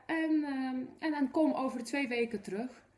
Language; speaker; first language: Dutch; non-native, fluent; Polish